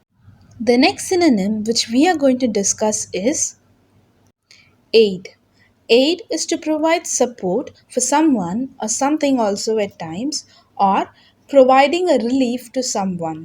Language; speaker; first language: English; non-native, local second language; Tamil